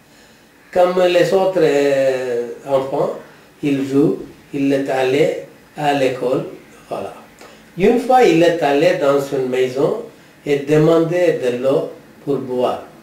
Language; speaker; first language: French; non-native, learner; Tamil